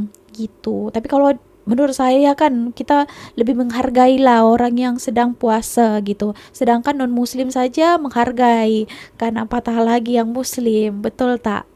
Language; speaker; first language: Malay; non-native, local second language; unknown